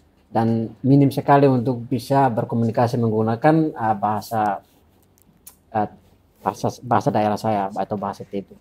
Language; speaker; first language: Indonesian; non-native, fluent; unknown